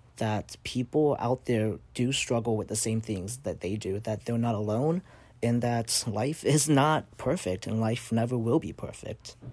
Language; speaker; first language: English; native; English